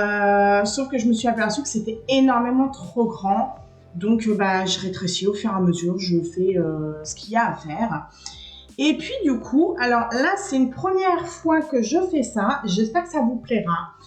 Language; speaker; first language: French; native; French